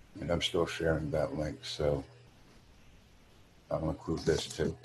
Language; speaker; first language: English; native; English